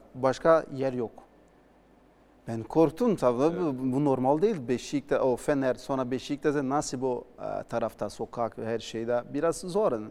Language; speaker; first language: Turkish; non-native, learner; Portuguese